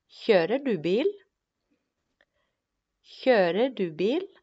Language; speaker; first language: Norwegian; non-native, fluent; Spanish